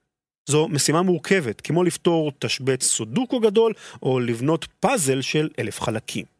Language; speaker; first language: Hebrew; native; Hebrew